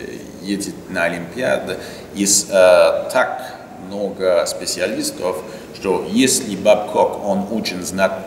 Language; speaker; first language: Russian; non-native, learner; French